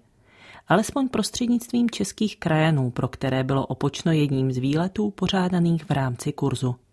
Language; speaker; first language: Czech; native; Czech